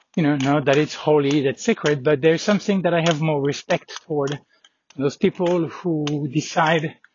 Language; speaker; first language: English; non-native, fluent; French